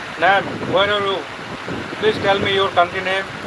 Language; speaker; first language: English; non-native, learner; Bangla